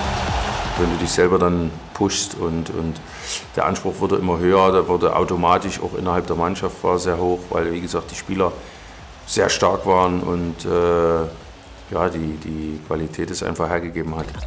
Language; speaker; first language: German; native; German